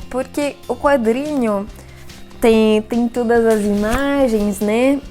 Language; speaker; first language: Portuguese; non-native, fluent; French